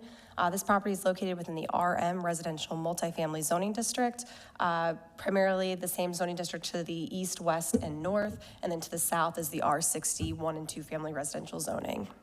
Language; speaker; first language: English; native; English